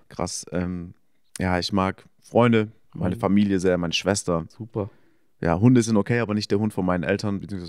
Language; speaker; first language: German; native; German